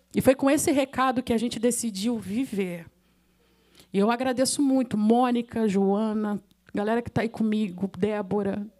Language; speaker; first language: Portuguese; native; Portuguese